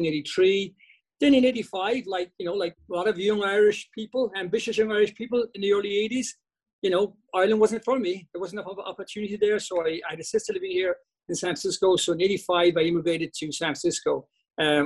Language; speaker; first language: English; native; English